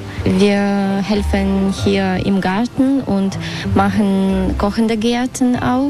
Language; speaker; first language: German; non-native, fluent; Russian